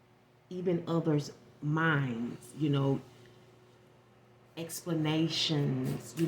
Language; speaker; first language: English; native; English